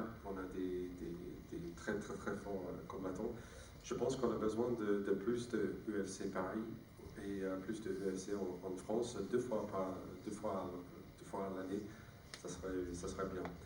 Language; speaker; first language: French; non-native, fluent; English